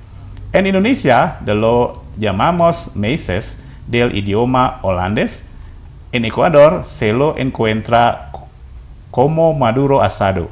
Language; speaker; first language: Spanish; non-native, fluent; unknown